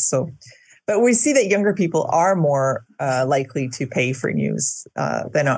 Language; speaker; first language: English; native; English